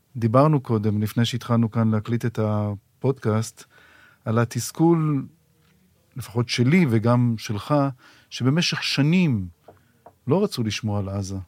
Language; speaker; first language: Hebrew; native; Hebrew